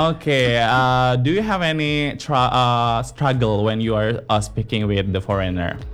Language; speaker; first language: English; non-native, fluent; Indonesian